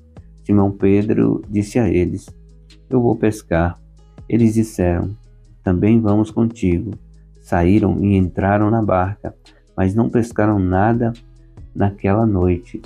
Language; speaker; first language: Portuguese; native; Portuguese